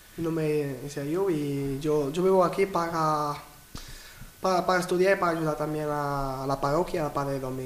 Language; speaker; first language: Spanish; non-native, learner; Arabic